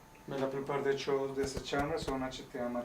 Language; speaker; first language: French; non-native, learner; Spanish